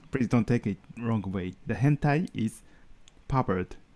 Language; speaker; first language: English; non-native, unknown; Japanese